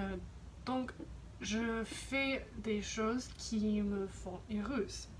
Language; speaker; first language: French; non-native, fluent; English